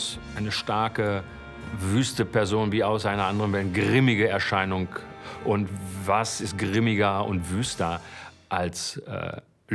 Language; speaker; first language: German; native; German